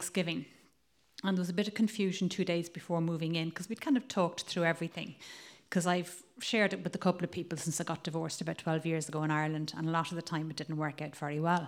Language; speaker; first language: English; native; English